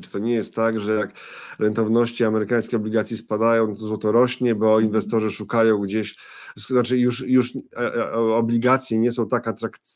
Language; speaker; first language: Polish; native; Polish